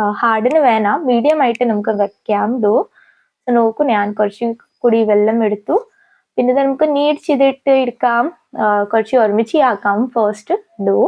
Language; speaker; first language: Malayalam; non-native, local second language; Hindi